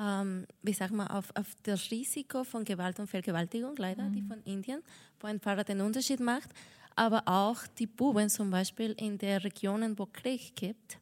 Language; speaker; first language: German; non-native, fluent; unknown